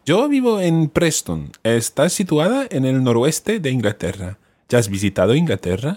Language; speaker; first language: Spanish; non-native, fluent; English